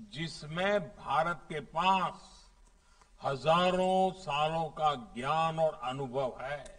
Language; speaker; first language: Hindi; non-native, local second language; Gujarati